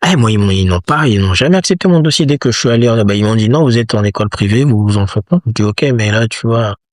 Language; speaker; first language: French; non-native, local second language; Lingala